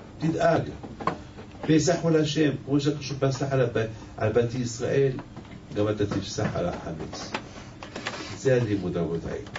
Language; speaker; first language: Hebrew; non-native, fluent; French